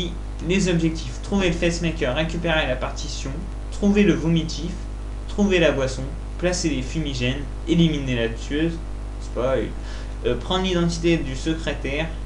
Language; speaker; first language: French; native; French